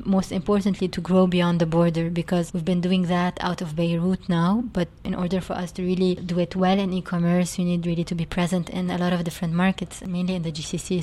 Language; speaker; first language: English; non-native, fluent; Arabic